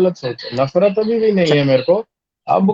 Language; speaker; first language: Hindi; native; Hindi